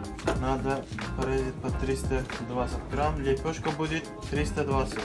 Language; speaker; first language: Russian; non-native, learner; Turkmen